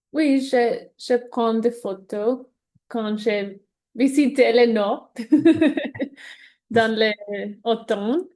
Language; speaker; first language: French; non-native, learner; Spanish